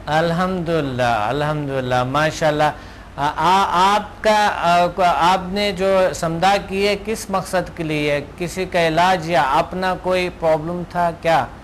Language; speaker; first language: Urdu; non-native, local second language; Pashto